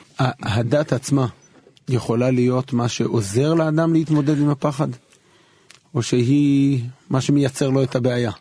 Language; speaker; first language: Hebrew; native; Hebrew